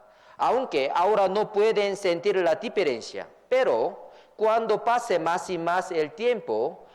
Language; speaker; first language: Spanish; non-native, fluent; Korean